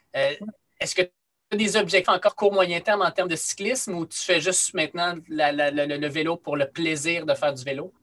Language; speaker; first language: French; native; French